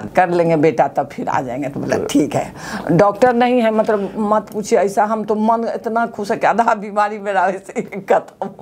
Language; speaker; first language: Hindi; native; Hindi